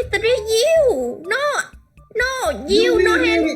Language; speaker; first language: English; non-native, learner; Vietnamese